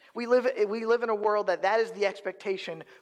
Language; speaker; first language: English; native; English